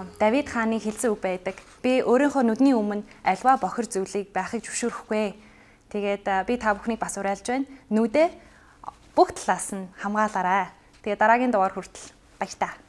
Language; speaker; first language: Mongolian; non-native, fluent; English